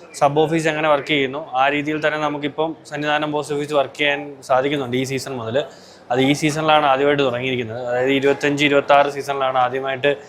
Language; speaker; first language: Malayalam; native; Malayalam